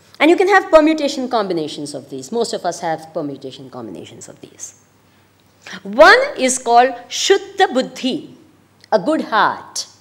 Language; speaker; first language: English; non-native, local second language; Gujarati